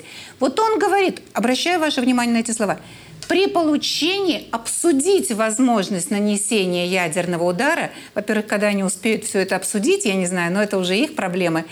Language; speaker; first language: Russian; native; Russian